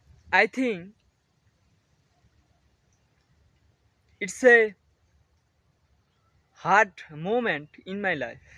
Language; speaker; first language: English; non-native, learner; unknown